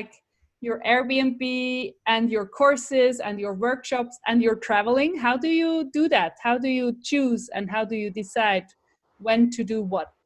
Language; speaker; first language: English; non-native, fluent; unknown